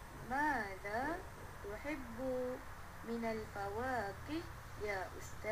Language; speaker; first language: Arabic; non-native, learner; Malay